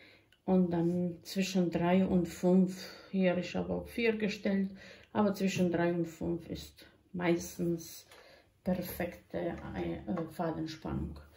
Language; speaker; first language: German; non-native, fluent; Croatian